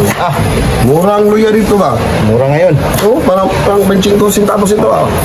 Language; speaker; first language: Filipino; non-native, local second language; Cebuano